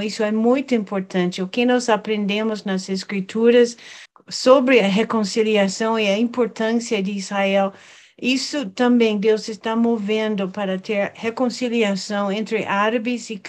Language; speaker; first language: Portuguese; non-native, fluent; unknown